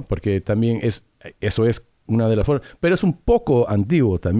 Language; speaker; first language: Spanish; early bilingual, heritage; English